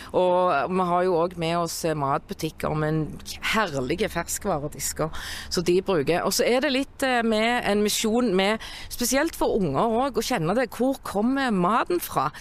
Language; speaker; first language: Norwegian; native; Norwegian